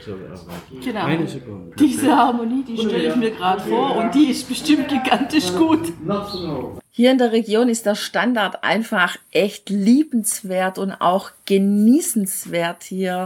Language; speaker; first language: German; native; German